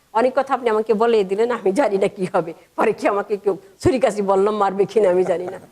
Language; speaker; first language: Bangla; native; Bangla